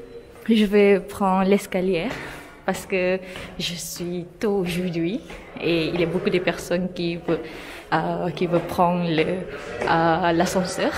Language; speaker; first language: French; non-native, learner; Malay